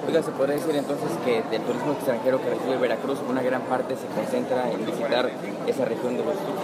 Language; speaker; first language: Spanish; native; Spanish